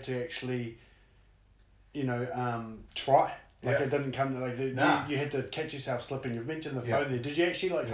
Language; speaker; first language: English; native; English